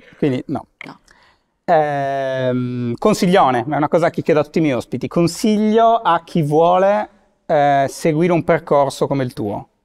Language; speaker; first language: Italian; native; Italian